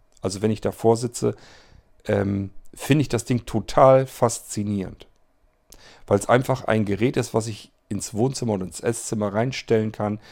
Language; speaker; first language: German; native; German